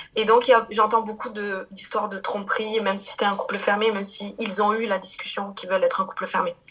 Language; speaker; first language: French; early bilingual, other home language; Portuguese